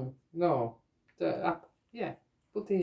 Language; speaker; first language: English; non-native, learner; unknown